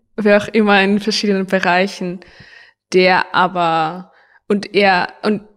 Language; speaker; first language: German; non-native, fluent; Ukrainian